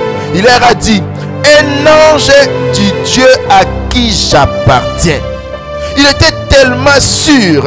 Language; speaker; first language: French; non-native, local second language; Lingala